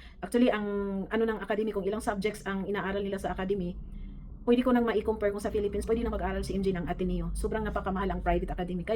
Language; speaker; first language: Filipino; native; Filipino